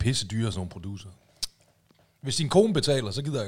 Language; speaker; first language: Danish; native; Danish